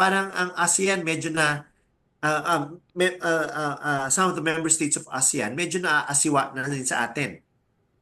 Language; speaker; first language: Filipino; native; Filipino